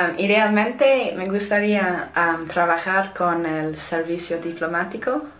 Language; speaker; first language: Spanish; non-native, learner; English